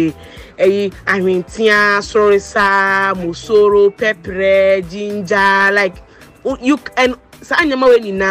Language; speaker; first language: English; non-native, local second language; Akan